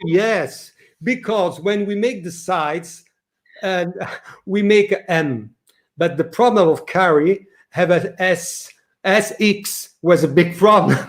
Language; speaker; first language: English; non-native, learner; French